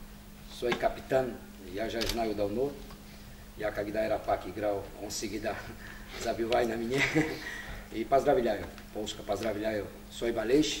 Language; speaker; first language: Russian; non-native, learner; Portuguese